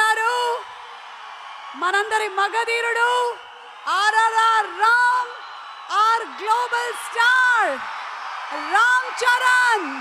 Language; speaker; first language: Telugu; native; Telugu